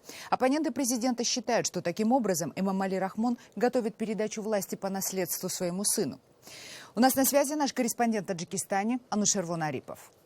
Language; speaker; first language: Russian; native; Russian